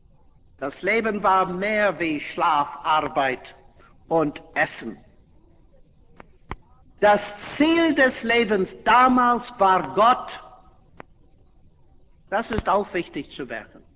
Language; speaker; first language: German; non-native, fluent; English